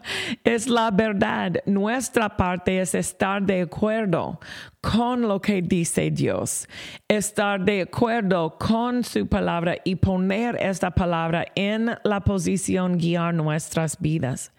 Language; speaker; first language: Spanish; non-native, fluent; English